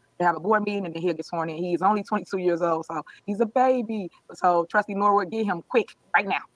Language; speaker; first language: English; native; English